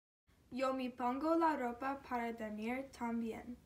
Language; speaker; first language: Spanish; non-native, learner; English